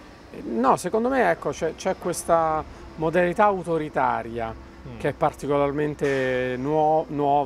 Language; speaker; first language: Italian; native; Italian